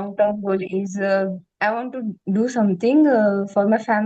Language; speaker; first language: English; non-native, learner; Marathi